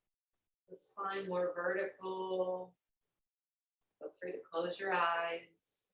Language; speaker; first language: English; native; English